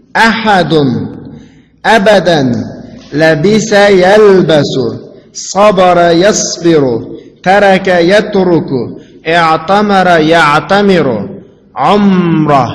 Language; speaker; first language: Arabic; non-native, fluent; Uyghur